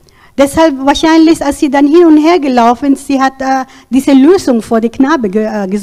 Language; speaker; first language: German; non-native, learner; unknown